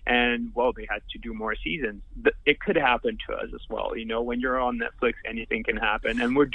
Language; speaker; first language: English; non-native, fluent; Portuguese